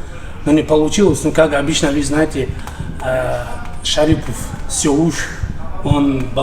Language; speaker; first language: Russian; non-native, local second language; Tajik